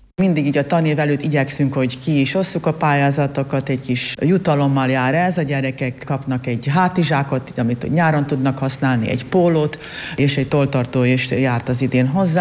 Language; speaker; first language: Hungarian; native; Hungarian